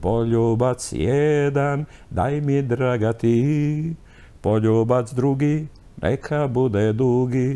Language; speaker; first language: Croatian; native; Croatian